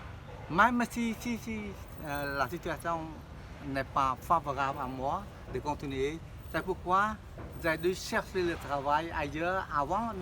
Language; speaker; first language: French; non-native, fluent; Khmer